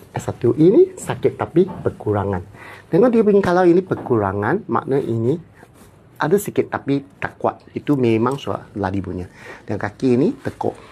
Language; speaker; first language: Malay; non-native, local second language; Cantonese